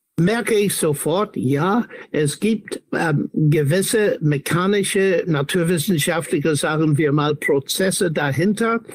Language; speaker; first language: German; non-native, fluent; English